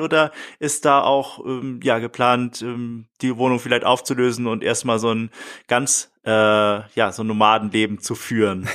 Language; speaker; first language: German; native; German